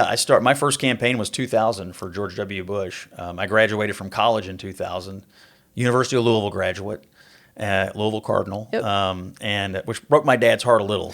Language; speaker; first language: English; native; English